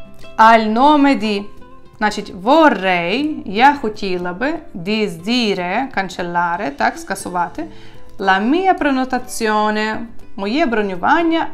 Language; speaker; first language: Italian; non-native, fluent; Ukrainian